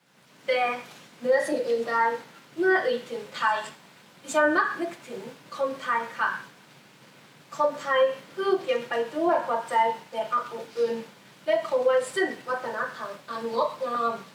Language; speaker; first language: Thai; non-native, learner; Japanese